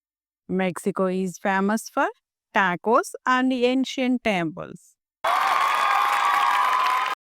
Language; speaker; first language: English; non-native, local second language; Telugu